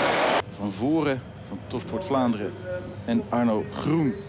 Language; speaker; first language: Dutch; native; Dutch